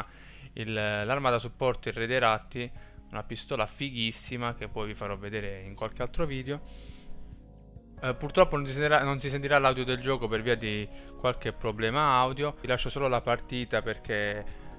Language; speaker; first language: Italian; native; Italian